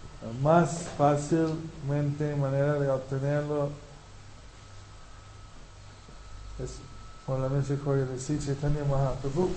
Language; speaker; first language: Spanish; non-native, fluent; English